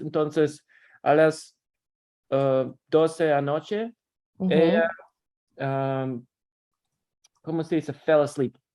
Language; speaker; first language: Spanish; non-native, learner; Russian